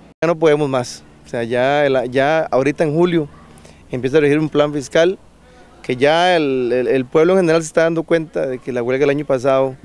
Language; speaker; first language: Spanish; native; Spanish